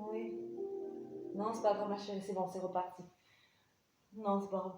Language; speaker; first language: French; native; French